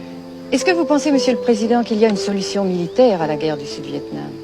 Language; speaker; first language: French; native; French